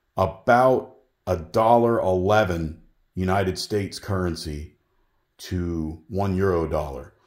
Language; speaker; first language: English; native; English